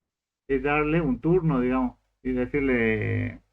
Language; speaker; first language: Spanish; native; Spanish